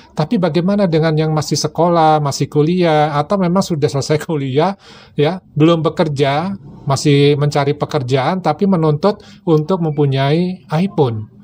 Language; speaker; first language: Indonesian; native; Indonesian